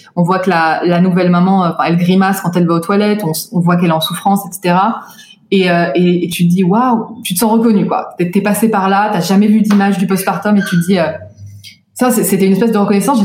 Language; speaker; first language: French; native; French